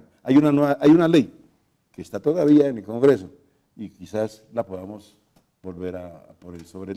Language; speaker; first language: Spanish; native; Spanish